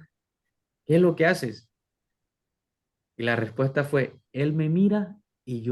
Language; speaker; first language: Spanish; native; Spanish